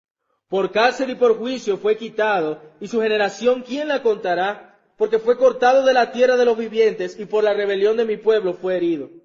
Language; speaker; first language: Spanish; native; Spanish